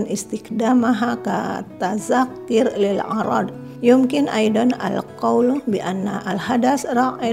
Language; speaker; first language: Arabic; non-native, fluent; Indonesian